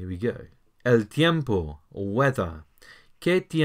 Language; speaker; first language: Spanish; non-native, learner; English